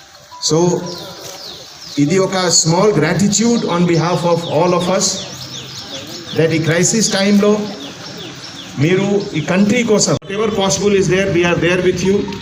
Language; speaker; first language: Telugu; non-native, fluent; Hindi